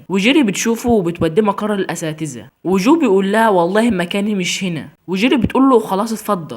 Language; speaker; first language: Arabic; native; Arabic